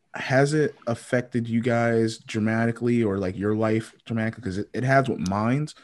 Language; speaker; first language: English; native; English